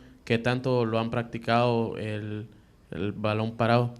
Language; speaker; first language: Spanish; native; Spanish